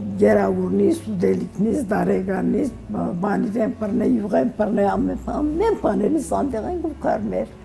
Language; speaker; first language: Armenian; early bilingual, heritage; Armenian